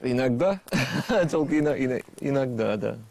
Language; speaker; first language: Russian; non-native, learner; English